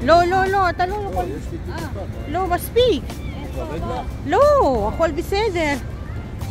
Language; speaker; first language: Hebrew; non-native, learner; Filipino